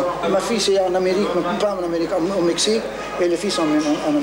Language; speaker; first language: French; non-native, learner; Arabic